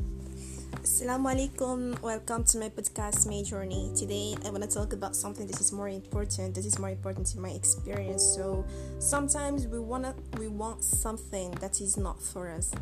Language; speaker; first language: English; non-native, learner; Arabic